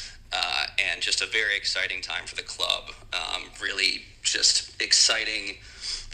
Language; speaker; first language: English; native; English